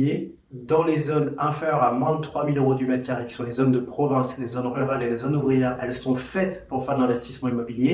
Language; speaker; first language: French; native; French